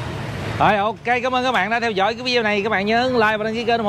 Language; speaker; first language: Vietnamese; native; Vietnamese